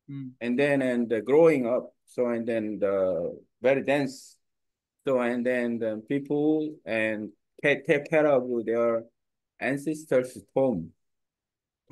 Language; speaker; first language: English; non-native, learner; Korean